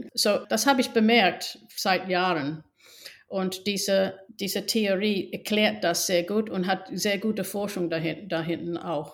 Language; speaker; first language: German; non-native, fluent; English